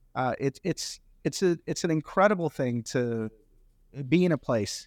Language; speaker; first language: English; early bilingual, other home language; Hindi